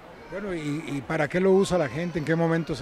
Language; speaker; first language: Spanish; native; Spanish